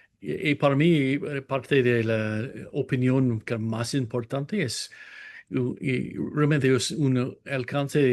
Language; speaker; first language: Spanish; non-native, fluent; English